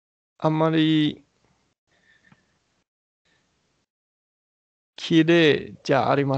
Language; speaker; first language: Japanese; non-native, learner; Chinese